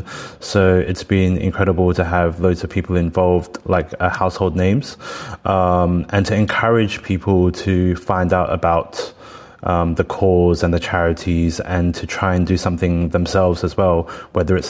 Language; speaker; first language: English; native; English